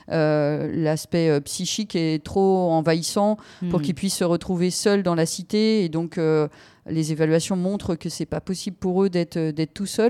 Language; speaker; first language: French; native; French